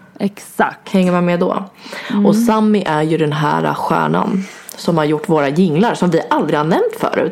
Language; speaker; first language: Swedish; native; Swedish